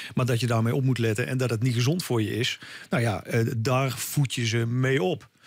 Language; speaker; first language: Dutch; native; Dutch